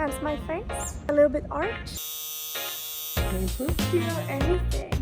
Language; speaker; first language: English; non-native, fluent; Norwegian